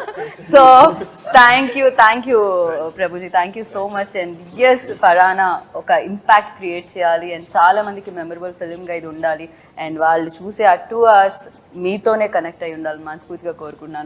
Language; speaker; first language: Telugu; native; Telugu